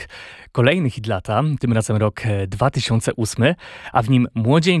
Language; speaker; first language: Polish; native; Polish